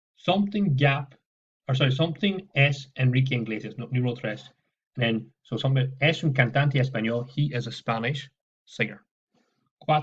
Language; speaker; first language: Spanish; non-native, fluent; English